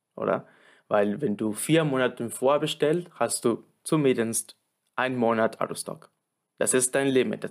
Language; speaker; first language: German; non-native, fluent; Spanish